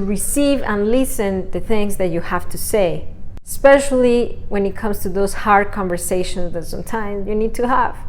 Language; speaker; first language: English; non-native, fluent; Spanish